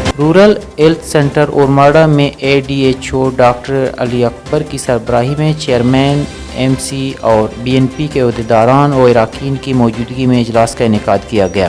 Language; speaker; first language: Urdu; non-native, local second language; Baluchi